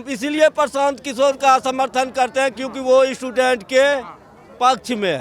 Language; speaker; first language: Hindi; native; Hindi